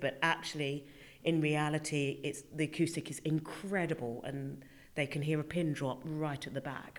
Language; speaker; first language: English; native; English